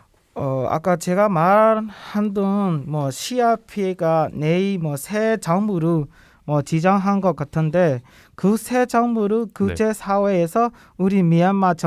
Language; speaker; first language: Korean; non-native, learner; Burmese